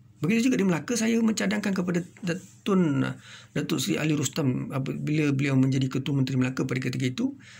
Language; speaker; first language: Malay; non-native, local second language; Tamil